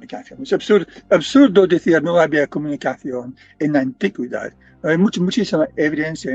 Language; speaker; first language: Spanish; non-native, fluent; English